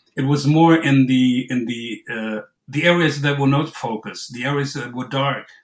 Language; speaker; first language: English; non-native, fluent; German